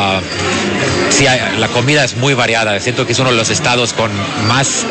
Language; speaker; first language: Spanish; non-native, fluent; German